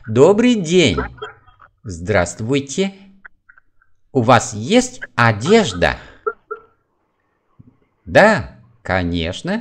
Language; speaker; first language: Russian; non-native, fluent; Vietnamese